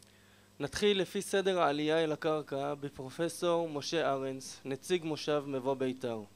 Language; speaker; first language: Hebrew; native; Hebrew